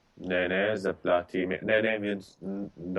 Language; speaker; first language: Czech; non-native, learner; English